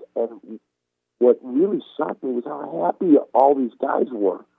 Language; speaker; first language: English; non-native, fluent; Turkish